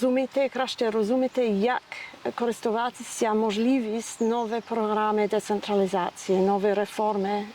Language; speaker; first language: Ukrainian; non-native, learner; English